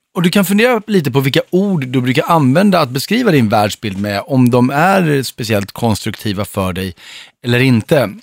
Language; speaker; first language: Swedish; native; Swedish